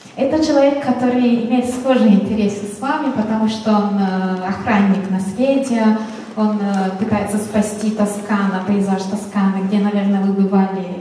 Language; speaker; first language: Russian; non-native, fluent; Italian